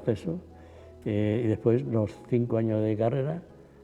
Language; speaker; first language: Spanish; native; Spanish